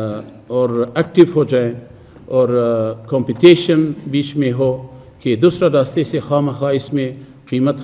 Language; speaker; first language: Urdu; non-native, fluent; Persian